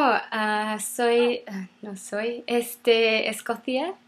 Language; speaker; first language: Spanish; non-native, learner; English